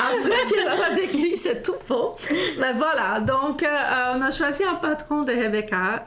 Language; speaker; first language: French; non-native, fluent; Portuguese